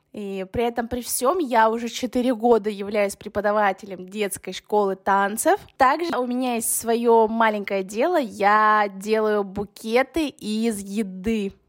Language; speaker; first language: Russian; early bilingual, other home language; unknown